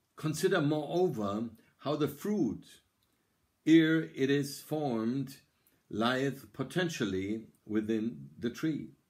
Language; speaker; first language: English; non-native, fluent; German